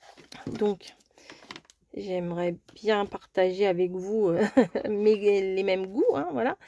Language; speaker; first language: French; native; French